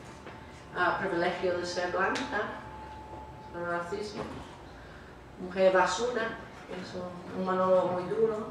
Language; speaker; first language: Spanish; non-native, fluent; English